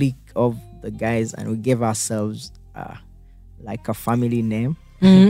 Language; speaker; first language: English; non-native, local second language; Ganda